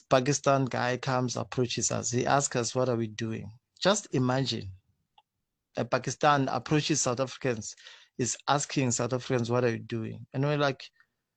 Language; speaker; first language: English; non-native, local second language; Zulu